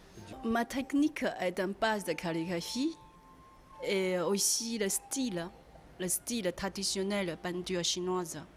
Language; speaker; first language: French; non-native, learner; Chinese